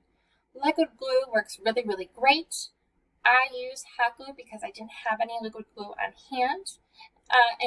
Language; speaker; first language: English; native; English